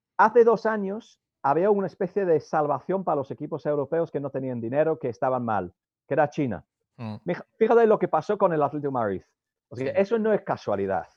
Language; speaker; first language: Spanish; non-native, fluent; English